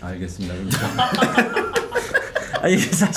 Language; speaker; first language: Korean; native; Korean